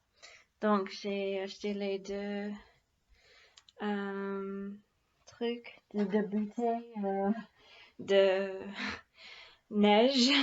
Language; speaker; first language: French; non-native, fluent; English